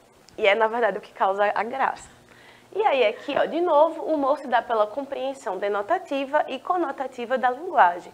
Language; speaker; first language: Portuguese; native; Portuguese